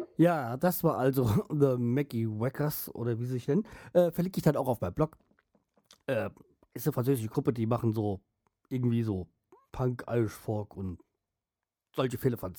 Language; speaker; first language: German; native; German